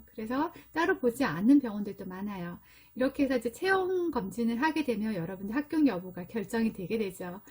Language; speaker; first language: Korean; native; Korean